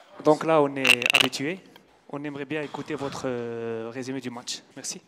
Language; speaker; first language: French; non-native, local second language; Arabic